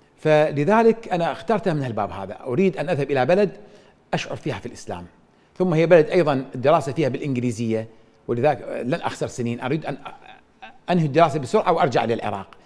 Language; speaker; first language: Arabic; native; Arabic